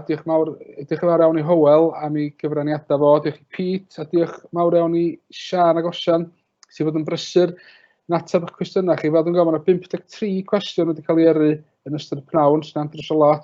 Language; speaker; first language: Welsh; native; Welsh